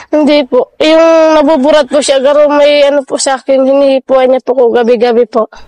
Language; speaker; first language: Filipino; non-native, local second language; Bikol